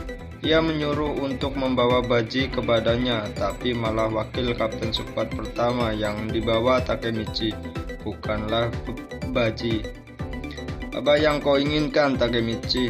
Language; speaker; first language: Indonesian; native; Indonesian